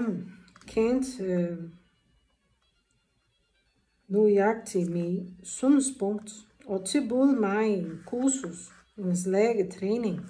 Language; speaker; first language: Danish; non-native, learner; Portuguese